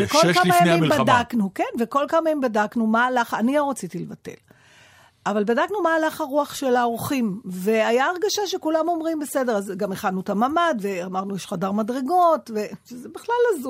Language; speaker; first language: Hebrew; native; Hebrew